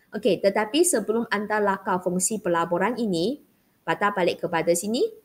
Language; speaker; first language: Malay; non-native, local second language; Chinese